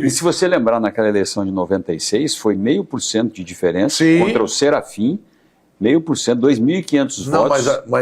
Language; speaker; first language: Portuguese; native; Portuguese